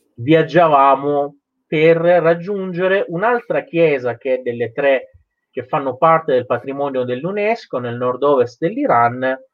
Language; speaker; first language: Italian; non-native, fluent; Persian